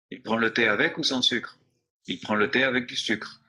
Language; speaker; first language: French; non-native, learner; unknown